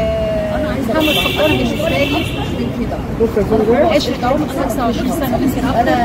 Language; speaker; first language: Arabic; native; Arabic